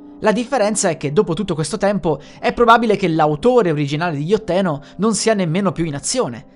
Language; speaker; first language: Italian; native; Italian